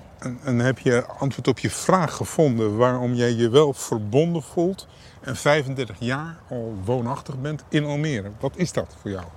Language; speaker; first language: Dutch; native; Dutch